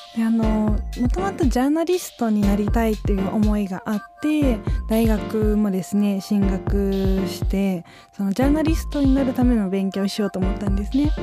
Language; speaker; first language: Japanese; native; Japanese